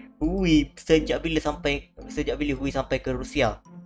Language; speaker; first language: Malay; native; Malay